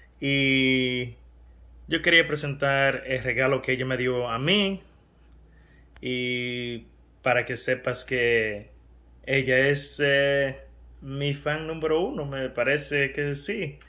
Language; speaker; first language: Spanish; early bilingual, heritage; Spanish